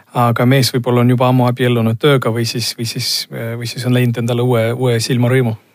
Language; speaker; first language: Estonian; non-native, local second language; Russian